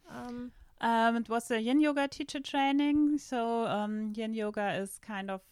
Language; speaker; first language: English; non-native, fluent; German